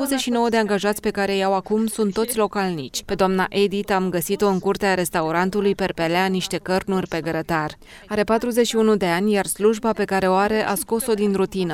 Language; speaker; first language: Romanian; native; Romanian